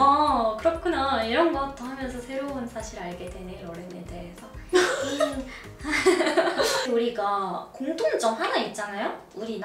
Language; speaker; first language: Korean; non-native, fluent; Arabic